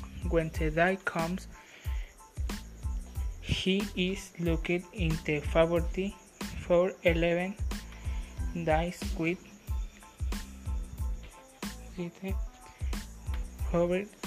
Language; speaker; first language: English; non-native, learner; Spanish